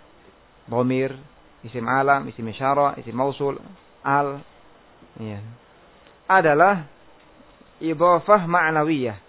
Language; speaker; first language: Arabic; non-native, fluent; Indonesian